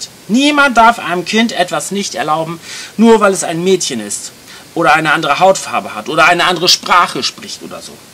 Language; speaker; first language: German; native; German